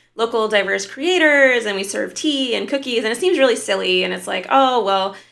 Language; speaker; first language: English; native; English